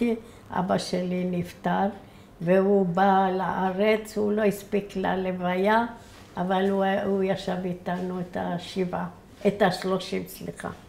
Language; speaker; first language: Hebrew; early bilingual, other home language; Arabic